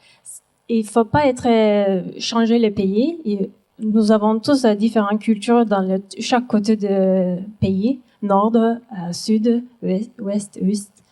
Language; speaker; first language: French; non-native, learner; Turkish